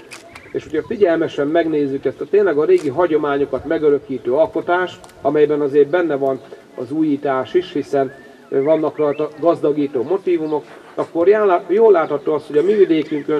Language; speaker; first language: Hungarian; native; Hungarian